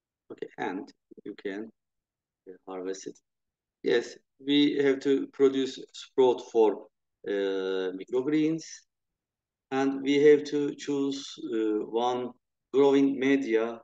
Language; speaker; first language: English; non-native, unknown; Turkish